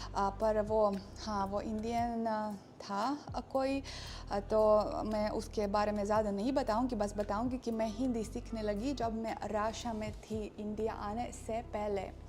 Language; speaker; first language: Hindi; non-native, fluent; Russian